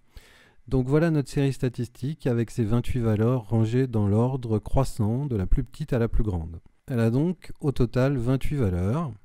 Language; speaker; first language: French; native; French